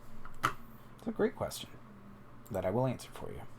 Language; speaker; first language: English; native; English